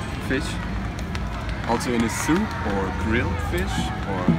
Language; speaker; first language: English; non-native, fluent; German